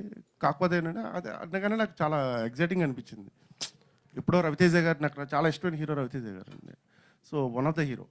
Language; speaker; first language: Telugu; native; Telugu